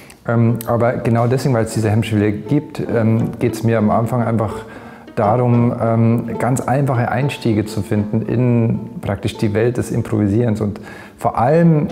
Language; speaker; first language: German; native; German